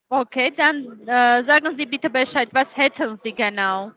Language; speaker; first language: German; non-native, learner; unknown